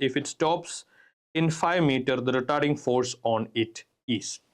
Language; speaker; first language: English; non-native, local second language; Malayalam